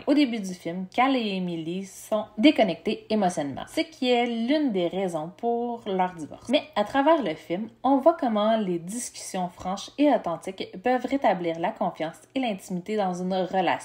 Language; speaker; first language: French; native; French